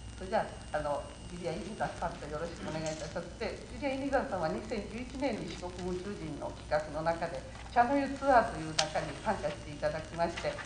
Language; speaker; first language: Japanese; native; Japanese